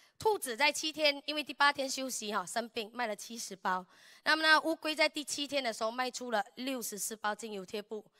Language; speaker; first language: Chinese; native; Chinese